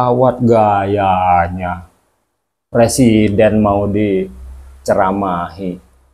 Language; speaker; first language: Indonesian; native; Indonesian